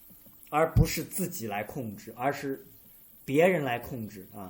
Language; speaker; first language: Chinese; native; Chinese